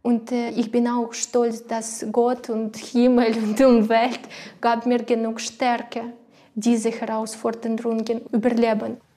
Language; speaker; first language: German; non-native, learner; Ukrainian